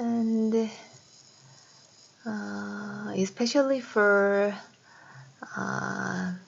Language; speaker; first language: English; non-native, fluent; Korean